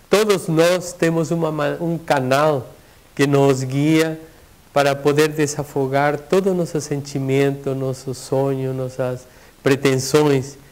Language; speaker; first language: Portuguese; non-native, fluent; Spanish